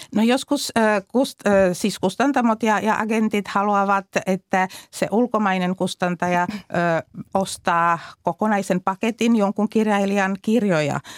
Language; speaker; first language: Finnish; non-native, fluent; Czech